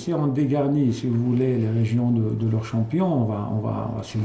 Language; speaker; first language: French; non-native, local second language; Arabic